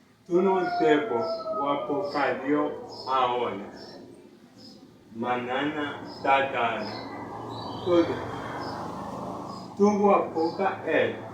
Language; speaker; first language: Spanish; non-native, learner; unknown